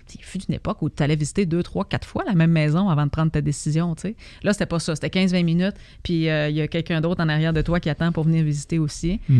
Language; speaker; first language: French; native; French